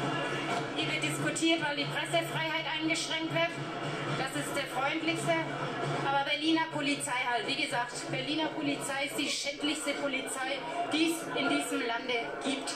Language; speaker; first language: German; native; German